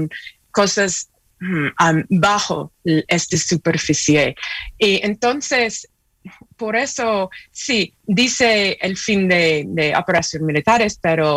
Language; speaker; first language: Spanish; non-native, fluent; English